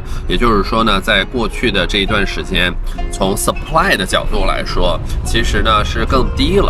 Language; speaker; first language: Chinese; native; Chinese